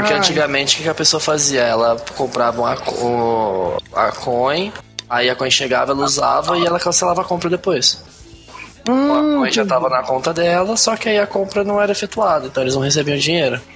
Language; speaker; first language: Portuguese; native; Portuguese